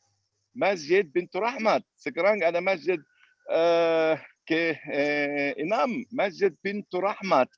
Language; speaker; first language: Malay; non-native, fluent; Arabic